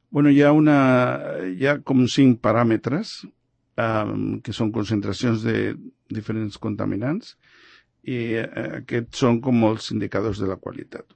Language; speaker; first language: Catalan; non-native, local second language; Spanish